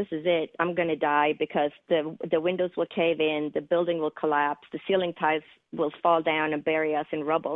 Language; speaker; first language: English; non-native, fluent; Swedish